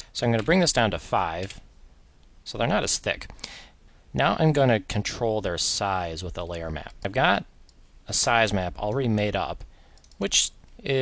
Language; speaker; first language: English; native; English